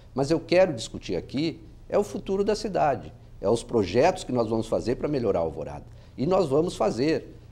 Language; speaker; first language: Portuguese; native; Portuguese